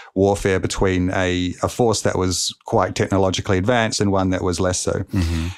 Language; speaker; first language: English; native; English